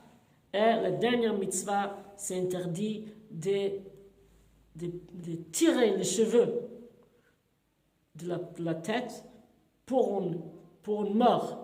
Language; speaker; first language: French; non-native, fluent; English